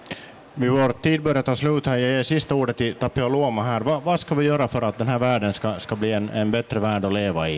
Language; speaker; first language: Swedish; native; Swedish